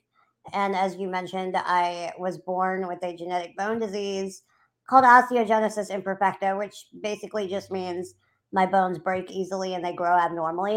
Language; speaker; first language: English; native; English